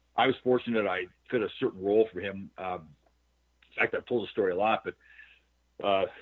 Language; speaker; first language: English; native; English